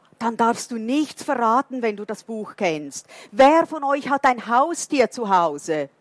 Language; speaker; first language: German; non-native, fluent; Portuguese